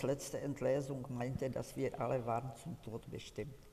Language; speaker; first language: German; non-native, fluent; Czech